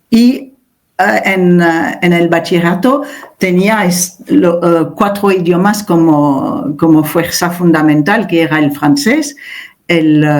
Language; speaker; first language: Spanish; non-native, fluent; French